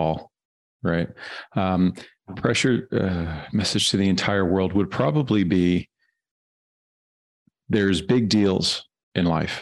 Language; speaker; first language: English; native; English